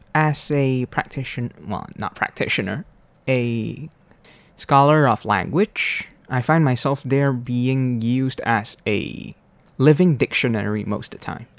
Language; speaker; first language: English; non-native, local second language; Cantonese